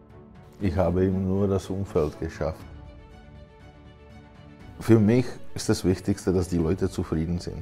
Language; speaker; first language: German; non-native, fluent; Czech